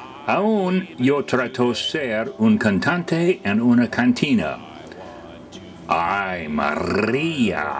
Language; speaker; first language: Spanish; non-native, learner; English